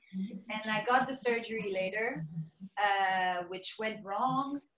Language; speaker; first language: English; non-native, local second language; French